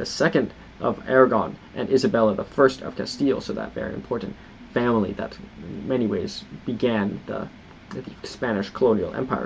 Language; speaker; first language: English; native; English